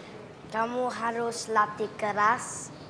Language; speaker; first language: Indonesian; early bilingual, heritage; English